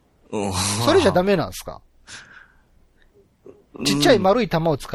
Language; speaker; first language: Japanese; native; Japanese